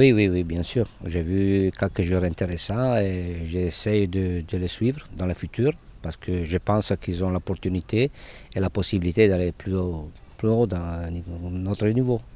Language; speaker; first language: French; non-native, fluent; Italian